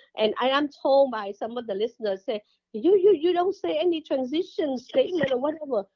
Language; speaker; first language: English; non-native, fluent; Vietnamese